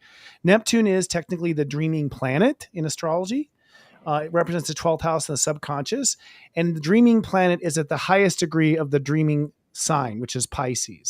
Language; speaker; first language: English; native; English